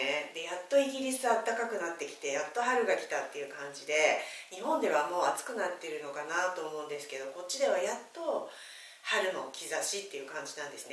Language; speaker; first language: Japanese; native; Japanese